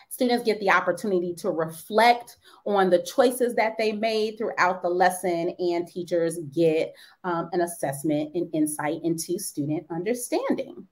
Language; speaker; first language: English; native; English